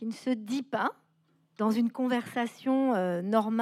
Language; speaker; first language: French; native; French